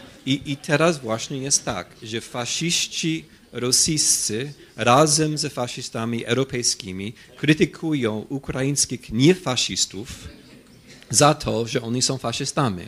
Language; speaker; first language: Polish; non-native, fluent; English